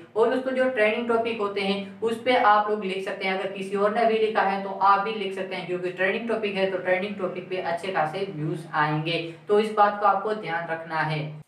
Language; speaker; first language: Hindi; native; Hindi